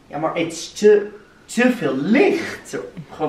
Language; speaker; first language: Dutch; non-native, fluent; English